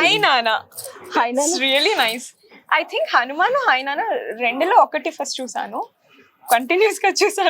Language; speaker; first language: Telugu; non-native, local second language; Kannada